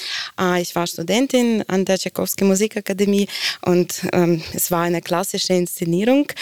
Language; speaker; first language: German; non-native, fluent; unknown